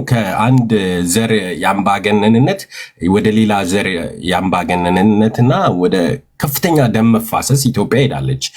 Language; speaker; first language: Amharic; non-native, local second language; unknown